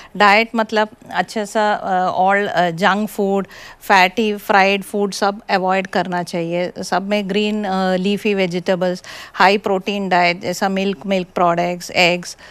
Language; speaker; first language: Hindi; non-native, local second language; Malayalam